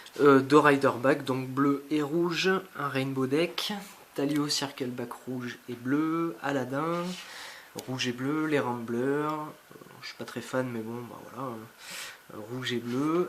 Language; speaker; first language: French; native; French